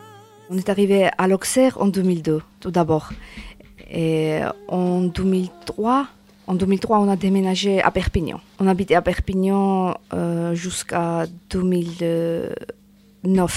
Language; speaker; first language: French; non-native, learner; Georgian